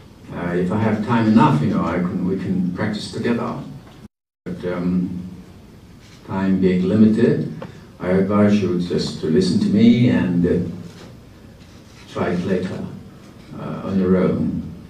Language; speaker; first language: English; non-native, fluent; Korean